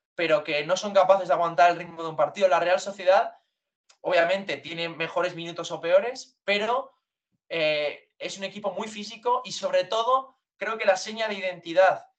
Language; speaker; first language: English; non-native, learner; Spanish